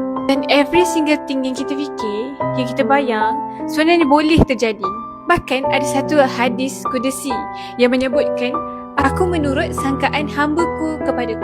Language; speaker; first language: Malay; native; Malay